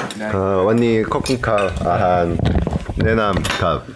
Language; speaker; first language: Thai; non-native, learner; Korean